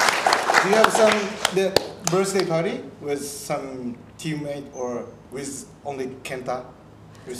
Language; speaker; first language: English; non-native, learner; Japanese